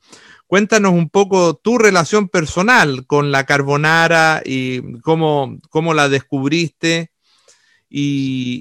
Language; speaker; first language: Spanish; native; Spanish